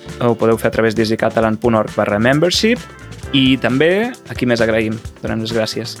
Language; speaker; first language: Catalan; native; Catalan